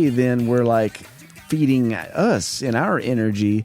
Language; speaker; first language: English; native; English